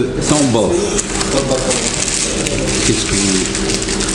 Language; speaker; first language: French; non-native, fluent; Russian